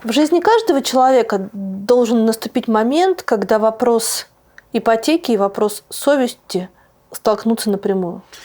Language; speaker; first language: Russian; native; Russian